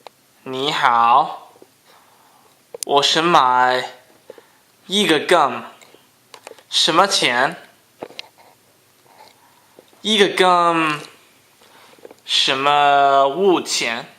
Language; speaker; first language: Chinese; non-native, learner; Cantonese